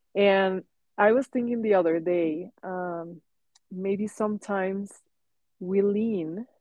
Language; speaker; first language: English; non-native, fluent; Spanish